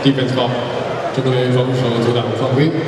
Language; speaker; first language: Chinese; native; Chinese